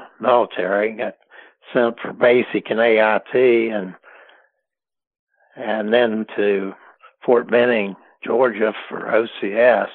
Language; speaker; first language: English; native; English